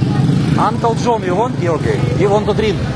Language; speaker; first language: English; non-native, learner; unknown